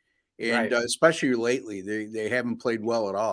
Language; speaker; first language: English; native; English